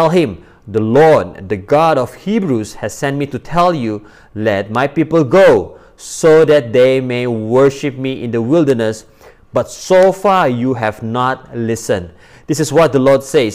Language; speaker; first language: English; non-native, local second language; Malay